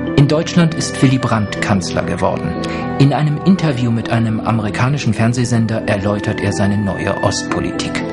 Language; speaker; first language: German; native; German